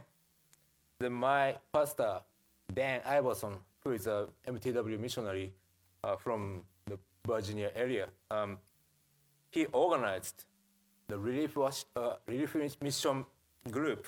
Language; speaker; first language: English; non-native, fluent; Japanese